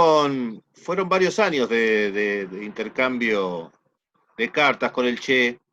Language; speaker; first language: Spanish; native; Spanish